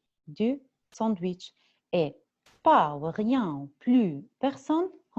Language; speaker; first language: French; non-native, fluent; Arabic